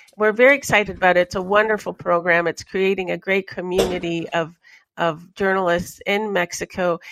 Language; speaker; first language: English; native; English